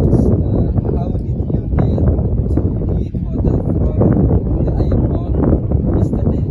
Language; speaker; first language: English; non-native, learner; Indonesian